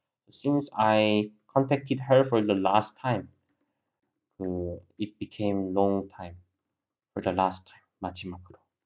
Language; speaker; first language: English; non-native, fluent; Korean